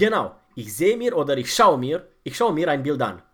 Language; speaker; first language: German; non-native, fluent; Romanian